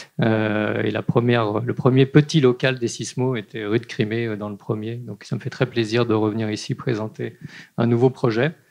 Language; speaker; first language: French; native; French